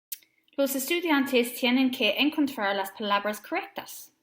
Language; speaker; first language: Spanish; non-native, learner; English